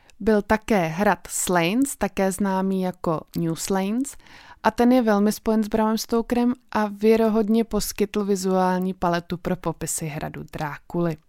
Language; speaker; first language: Czech; native; Czech